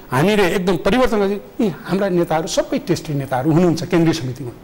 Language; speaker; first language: Nepali; native; Nepali